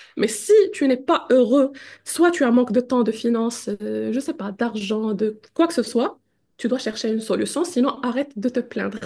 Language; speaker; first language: French; non-native, local second language; Arabic